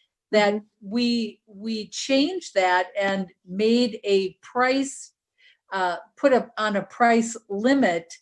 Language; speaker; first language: English; native; English